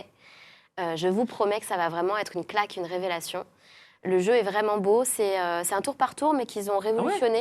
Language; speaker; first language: French; native; French